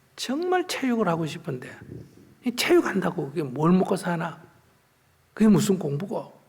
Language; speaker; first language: Korean; native; Korean